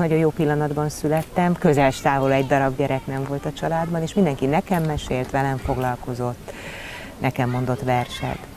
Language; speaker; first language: Hungarian; native; Hungarian